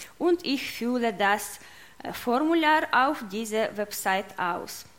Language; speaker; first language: German; non-native, learner; Russian